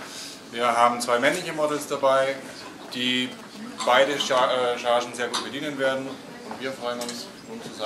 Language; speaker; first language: German; native; German